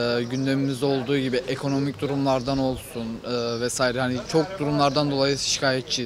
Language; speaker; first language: Turkish; native; Turkish